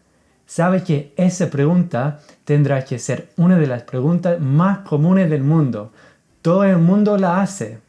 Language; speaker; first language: Spanish; non-native, fluent; English